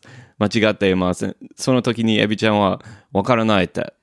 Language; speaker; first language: Japanese; non-native, learner; English